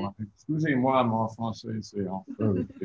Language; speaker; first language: French; non-native, learner; English